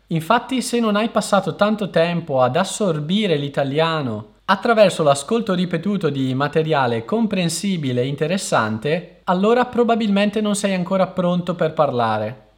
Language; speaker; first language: Italian; native; Italian